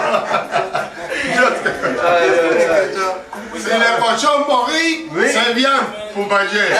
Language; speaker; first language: French; non-native, learner; Spanish